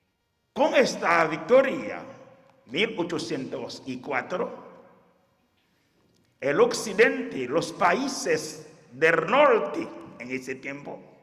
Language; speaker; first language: Spanish; non-native, fluent; Haitian Creole